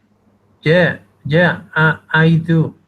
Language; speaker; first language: English; non-native, learner; Spanish